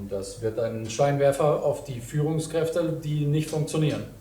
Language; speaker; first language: German; native; German